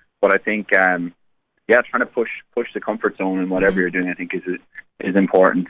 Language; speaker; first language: English; native; English